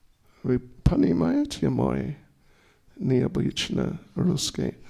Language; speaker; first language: Russian; non-native, learner; English